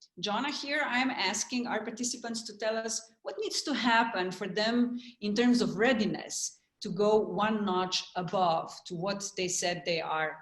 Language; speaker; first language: English; non-native, fluent; Slovenian